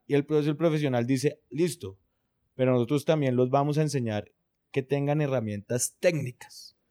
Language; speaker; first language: Spanish; native; Spanish